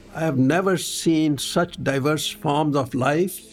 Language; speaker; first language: English; non-native, local second language; Punjabi